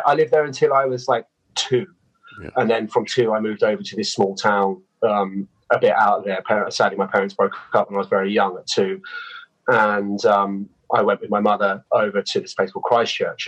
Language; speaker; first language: English; native; English